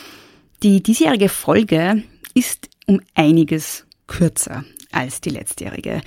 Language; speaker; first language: German; native; German